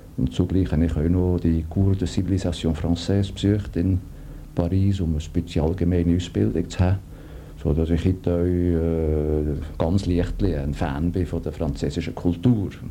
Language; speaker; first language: German; native; German